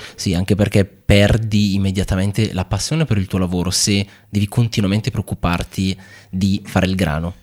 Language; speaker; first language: Italian; native; Italian